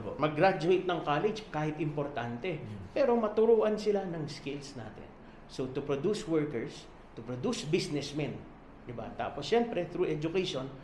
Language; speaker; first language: Filipino; native; Filipino